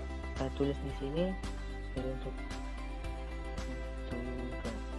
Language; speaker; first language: Indonesian; native; Indonesian